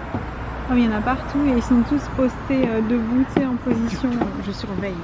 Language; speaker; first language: French; native; French